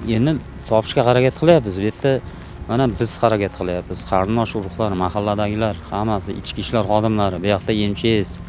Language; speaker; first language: Uzbek; native; Uzbek